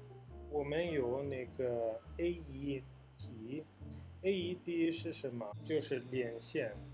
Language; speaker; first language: Chinese; non-native, fluent; Italian